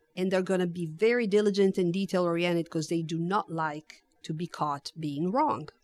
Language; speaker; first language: English; non-native, fluent; Italian